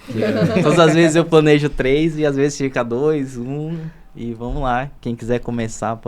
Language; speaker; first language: Portuguese; native; Portuguese